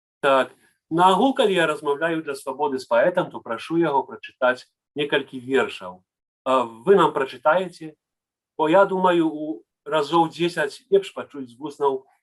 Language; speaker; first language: Belarusian; native; Belarusian